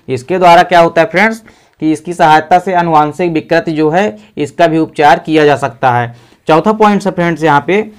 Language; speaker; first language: Hindi; native; Hindi